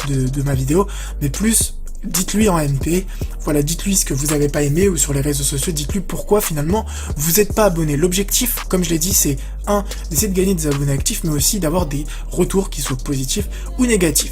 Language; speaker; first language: French; native; French